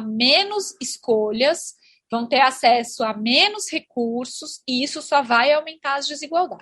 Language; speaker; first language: Portuguese; native; Portuguese